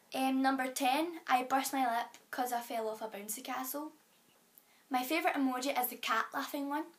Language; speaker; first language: English; native; English